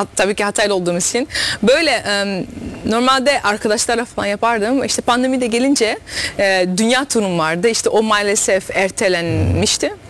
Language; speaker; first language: Turkish; early bilingual, heritage; Dutch